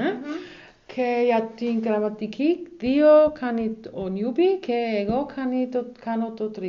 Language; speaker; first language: Greek; non-native, learner; German